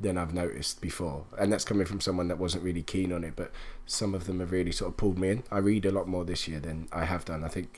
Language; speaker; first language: English; native; English